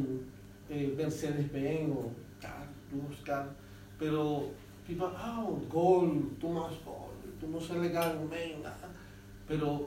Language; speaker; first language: English; non-native, learner; Spanish